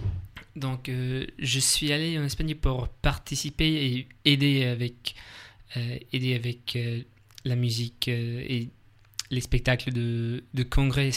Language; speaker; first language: French; non-native, learner; English